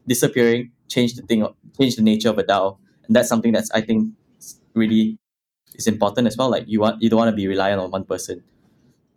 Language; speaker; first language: English; non-native, local second language; Chinese